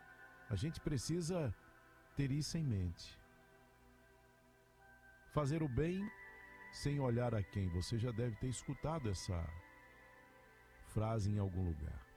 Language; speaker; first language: Portuguese; native; Portuguese